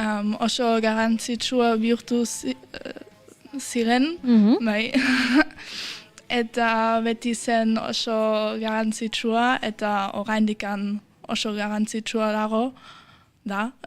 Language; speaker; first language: Basque; early bilingual, heritage; Basque